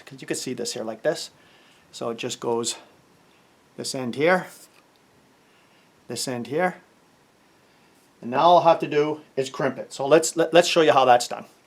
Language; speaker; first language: English; native; English